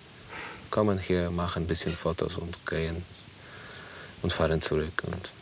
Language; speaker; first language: German; non-native, learner; Polish